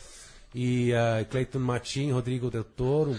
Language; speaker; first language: Portuguese; non-native, fluent; English